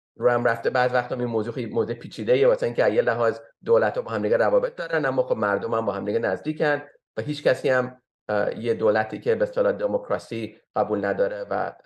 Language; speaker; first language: Persian; early bilingual, heritage; Persian